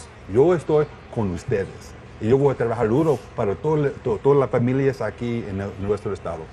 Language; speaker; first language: Spanish; non-native, learner; English